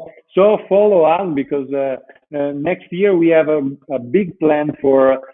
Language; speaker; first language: English; non-native, fluent; Italian